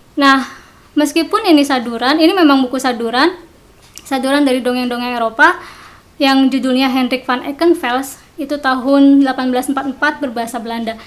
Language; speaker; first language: Indonesian; non-native, local second language; Sundanese